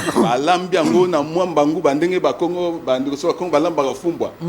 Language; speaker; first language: Lingala; non-native, local second language; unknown